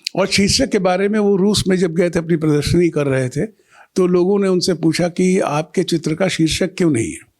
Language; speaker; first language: Hindi; non-native, local second language; Bangla